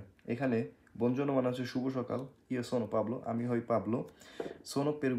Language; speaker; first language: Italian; non-native, fluent; Bangla